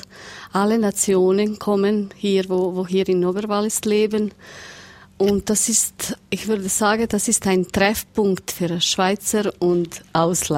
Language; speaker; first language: German; non-native, learner; Serbian